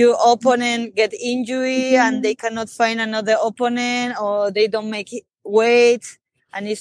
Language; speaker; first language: English; non-native, fluent; Spanish